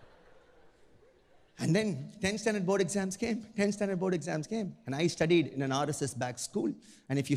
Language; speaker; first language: English; non-native, local second language; Tamil